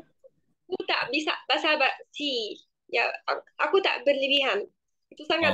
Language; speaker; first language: Indonesian; non-native, fluent; Arabic